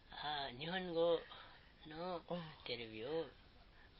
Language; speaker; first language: Japanese; non-native, learner; Nepali